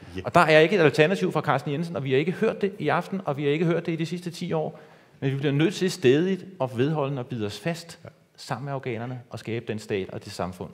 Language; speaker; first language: Danish; native; Danish